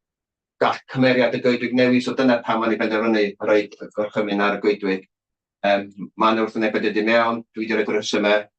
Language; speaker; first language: Welsh; native; Welsh